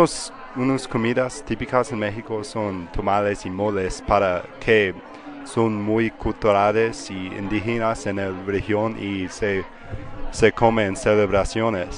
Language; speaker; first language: Spanish; non-native, learner; English